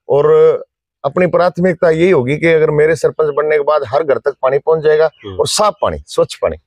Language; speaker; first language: Hindi; native; Hindi